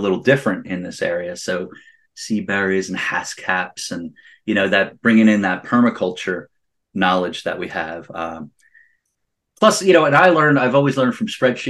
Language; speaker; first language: English; native; English